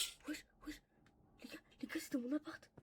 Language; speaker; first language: French; native; French